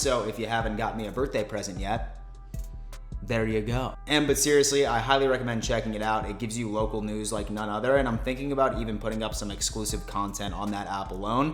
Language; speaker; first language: English; native; English